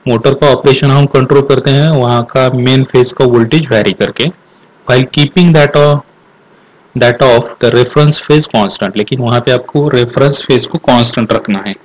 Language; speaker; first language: Hindi; non-native, local second language; Marathi